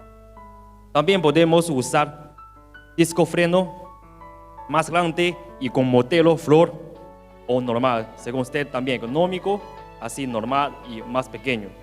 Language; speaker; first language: Spanish; non-native, learner; Chinese